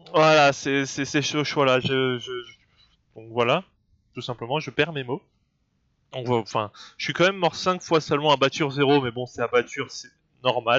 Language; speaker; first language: French; native; French